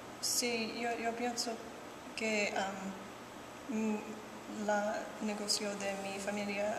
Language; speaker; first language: Spanish; non-native, learner; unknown